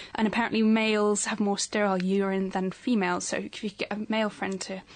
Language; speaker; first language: English; native; English